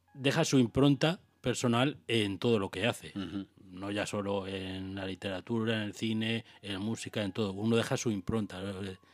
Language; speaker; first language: Spanish; native; Spanish